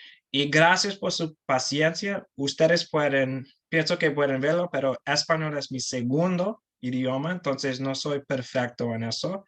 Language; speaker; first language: Spanish; non-native, learner; English